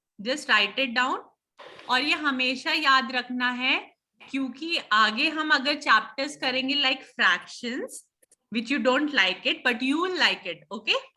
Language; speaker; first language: Hindi; native; Hindi